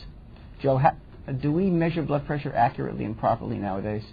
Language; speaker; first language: English; native; English